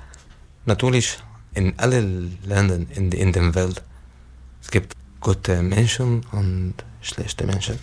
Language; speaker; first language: German; non-native, learner; Arabic